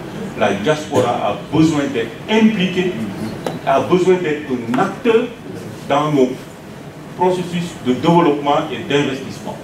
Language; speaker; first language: French; non-native, local second language; Wolof